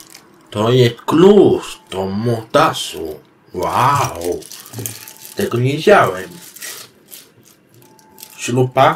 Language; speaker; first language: Polish; non-native, learner; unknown